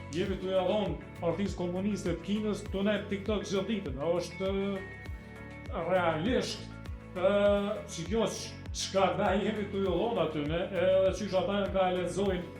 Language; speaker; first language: Albanian; native; Albanian